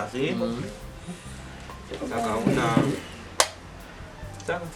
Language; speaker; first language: Spanish; non-native, learner; Haitian Creole